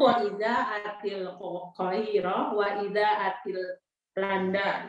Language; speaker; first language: Arabic; non-native, learner; Indonesian